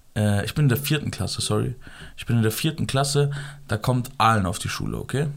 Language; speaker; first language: German; early bilingual, other home language; Persian